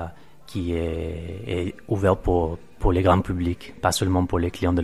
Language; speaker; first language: French; non-native, fluent; Spanish